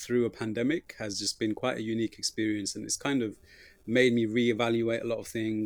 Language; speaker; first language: English; native; English